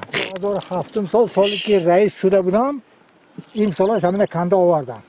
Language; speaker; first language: Tajik; native; Tajik